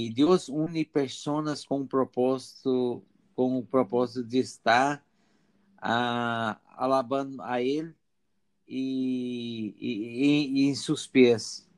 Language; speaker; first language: Spanish; non-native, learner; Portuguese